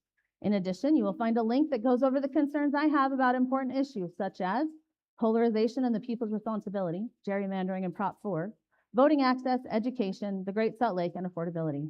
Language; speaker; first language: English; native; English